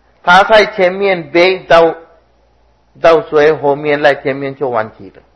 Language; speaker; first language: Chinese; non-native, fluent; Sinhala